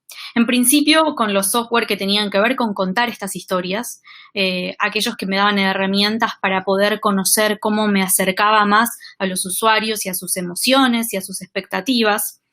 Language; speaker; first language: Spanish; native; Spanish